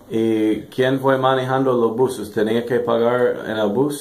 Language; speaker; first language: Spanish; non-native, learner; English